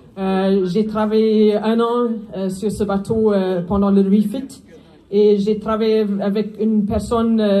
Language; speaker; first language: French; non-native, fluent; Afrikaans